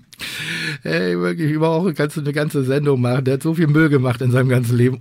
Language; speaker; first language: German; native; German